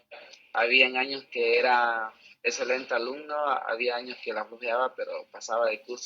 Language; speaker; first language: Spanish; native; Spanish